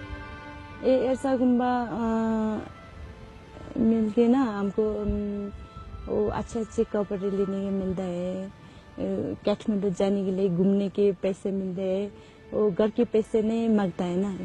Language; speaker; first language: Hindi; non-native, learner; Nepali